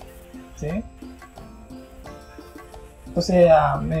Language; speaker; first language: Spanish; non-native, fluent; Haitian Creole